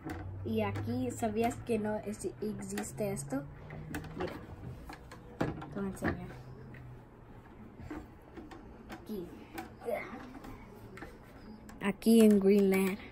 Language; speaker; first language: Spanish; early bilingual, heritage; Spanish